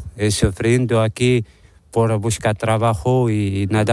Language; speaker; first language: Spanish; non-native, learner; Arabic